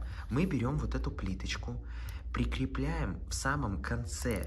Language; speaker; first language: Russian; native; Russian